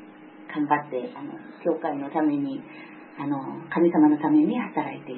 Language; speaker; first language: Japanese; non-native, fluent; Korean